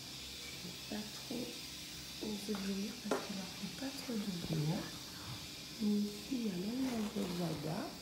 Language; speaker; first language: French; native; French